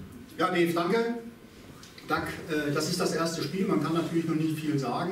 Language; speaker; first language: German; native; German